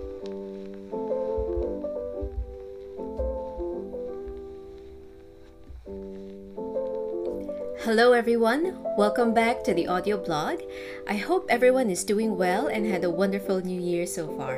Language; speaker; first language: English; non-native, local second language; Filipino